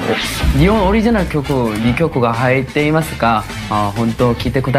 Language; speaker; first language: Japanese; non-native, learner; Korean